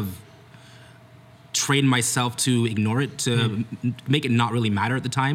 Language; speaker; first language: English; native; English